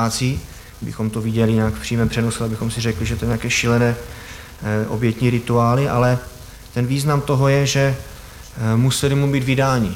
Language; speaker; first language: Czech; native; Czech